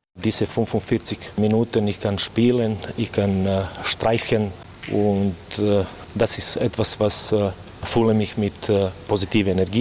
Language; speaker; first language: German; non-native, learner; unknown